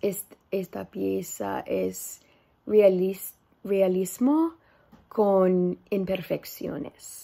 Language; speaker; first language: Spanish; non-native, learner; English